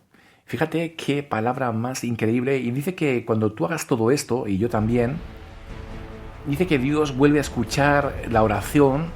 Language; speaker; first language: Spanish; native; Spanish